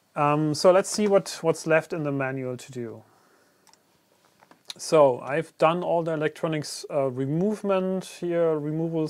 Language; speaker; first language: English; non-native, fluent; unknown